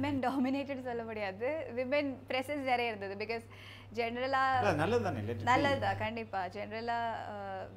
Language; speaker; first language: Tamil; non-native, local second language; Malayalam